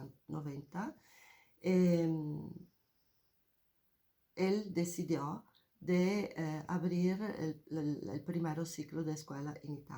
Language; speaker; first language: Spanish; non-native, fluent; Italian